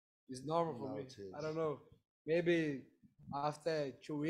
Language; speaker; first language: English; non-native, learner; Portuguese